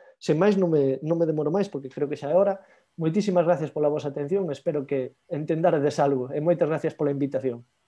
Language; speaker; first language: Galician; native; Galician